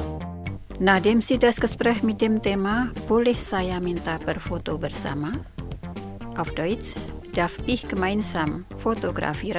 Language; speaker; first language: German; non-native, fluent; Indonesian